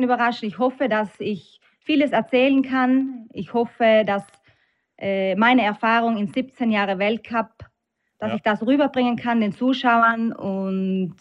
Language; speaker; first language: German; native; German